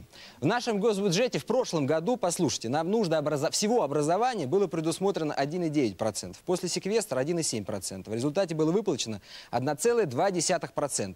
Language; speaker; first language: Russian; native; Russian